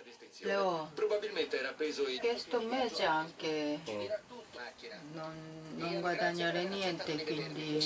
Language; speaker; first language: Italian; non-native, learner; Korean